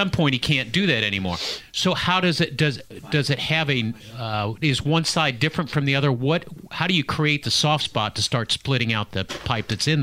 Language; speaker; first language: English; native; English